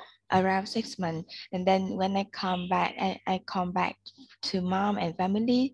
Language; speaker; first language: English; non-native, fluent; Vietnamese